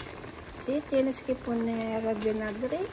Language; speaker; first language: Spanish; non-native, learner; Filipino